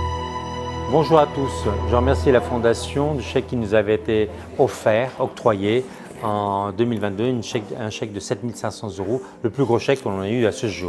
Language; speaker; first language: French; native; French